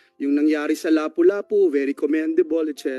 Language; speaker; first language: Filipino; native; Filipino